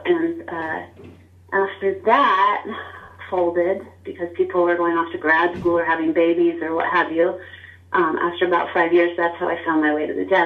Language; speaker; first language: English; native; English